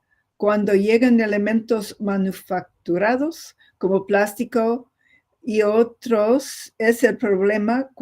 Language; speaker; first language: Spanish; non-native, fluent; English